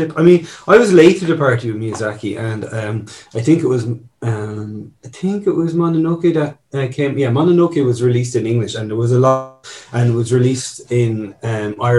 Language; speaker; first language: English; native; English